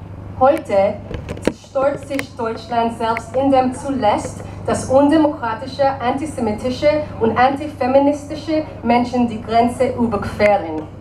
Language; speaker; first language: German; non-native, learner; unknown